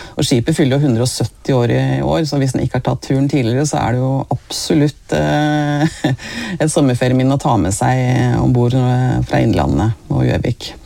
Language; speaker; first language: Norwegian; native; Norwegian